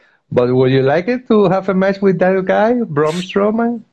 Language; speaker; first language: English; non-native, fluent; Spanish